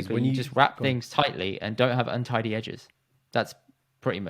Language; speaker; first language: English; early bilingual, other home language; Punjabi